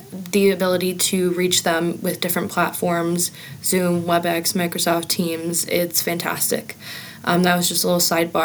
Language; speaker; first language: English; native; English